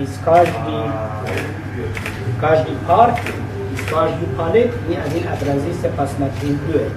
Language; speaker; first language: Russian; non-native, learner; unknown